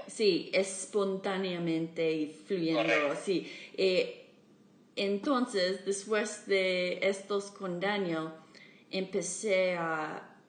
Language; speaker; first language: Spanish; non-native, fluent; English